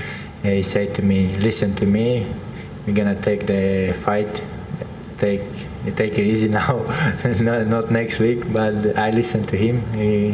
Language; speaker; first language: English; non-native, learner; Chechen